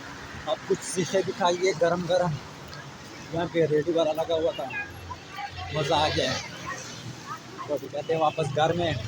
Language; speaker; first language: Hindi; non-native, local second language; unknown